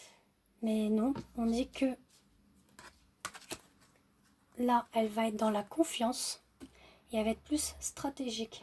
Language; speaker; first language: French; native; French